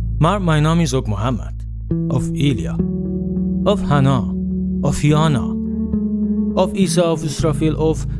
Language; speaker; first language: Dutch; non-native, fluent; Persian